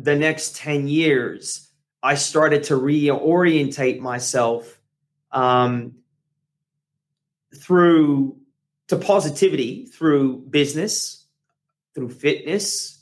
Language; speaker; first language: English; native; English